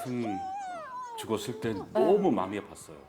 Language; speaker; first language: Korean; non-native, fluent; English